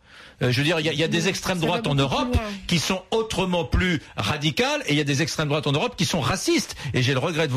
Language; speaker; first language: French; native; French